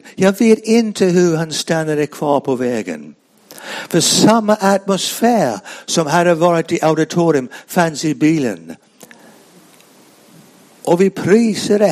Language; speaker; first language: Swedish; non-native, fluent; English